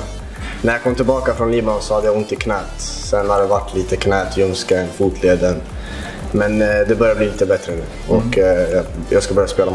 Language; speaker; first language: Swedish; early bilingual, other home language; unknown